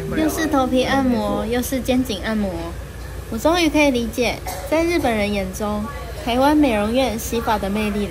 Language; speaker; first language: Chinese; native; Chinese